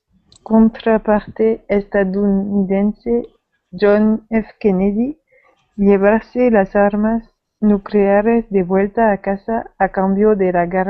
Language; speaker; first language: Spanish; non-native, learner; French